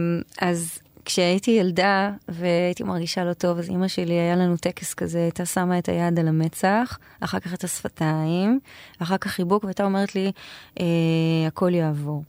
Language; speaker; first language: Hebrew; native; Hebrew